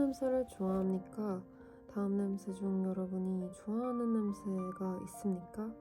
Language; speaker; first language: Korean; non-native, learner; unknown